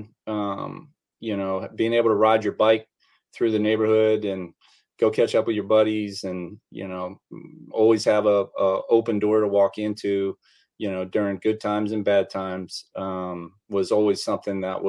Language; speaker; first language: English; native; English